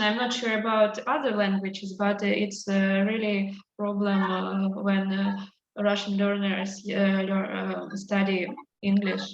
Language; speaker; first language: English; non-native, learner; Russian